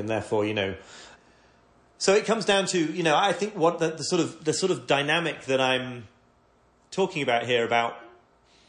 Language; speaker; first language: English; native; English